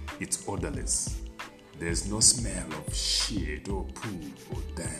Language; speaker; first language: English; non-native, local second language; Ganda